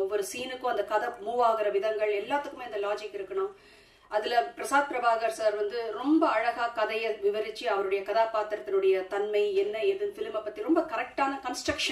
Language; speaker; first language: Tamil; native; Tamil